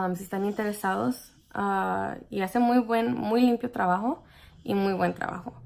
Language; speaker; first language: Spanish; early bilingual, other home language; English